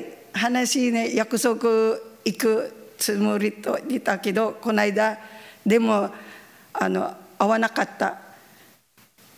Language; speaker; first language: Japanese; non-native, learner; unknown